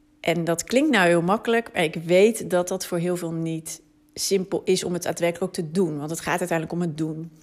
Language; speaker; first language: Dutch; native; Dutch